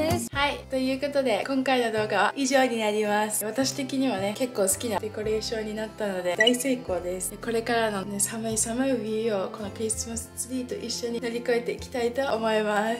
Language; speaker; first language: Japanese; native; Japanese